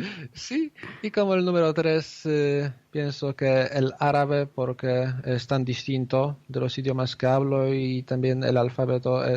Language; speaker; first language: Spanish; non-native, fluent; Polish